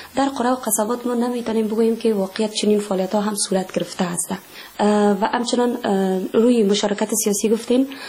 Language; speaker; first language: Persian; native; Persian